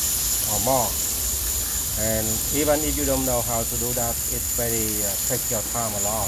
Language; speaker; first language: English; non-native, local second language; Vietnamese